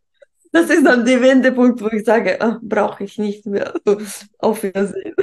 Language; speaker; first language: German; non-native, fluent; Russian